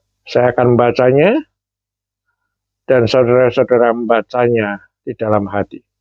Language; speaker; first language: Indonesian; native; Indonesian